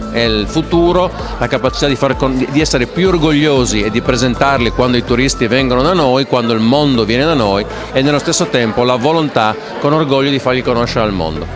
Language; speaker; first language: Italian; native; Italian